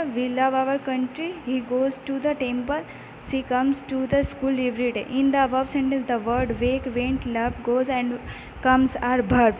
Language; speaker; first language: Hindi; native; Hindi